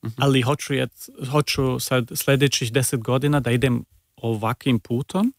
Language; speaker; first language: Croatian; early bilingual, heritage; Croatian